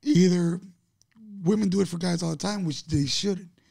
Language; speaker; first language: English; native; English